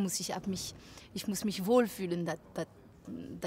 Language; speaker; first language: German; non-native, fluent; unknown